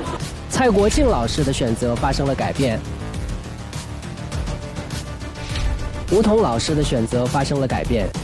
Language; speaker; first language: Chinese; native; Chinese